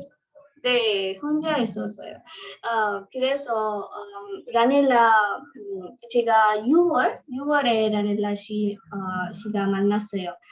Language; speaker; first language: Korean; non-native, learner; Marathi